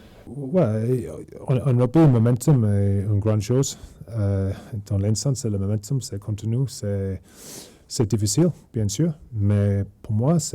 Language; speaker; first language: French; non-native, learner; English